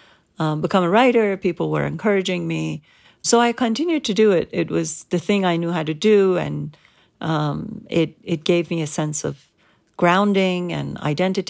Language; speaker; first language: English; non-native, fluent; Persian